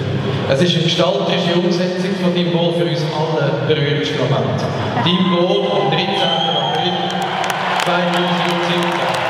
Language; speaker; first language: German; native; German